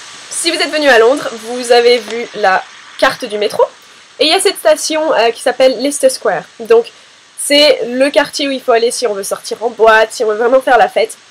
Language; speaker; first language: French; native; French